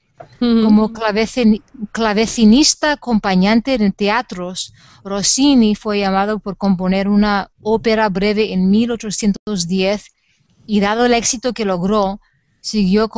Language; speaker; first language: Spanish; non-native, learner; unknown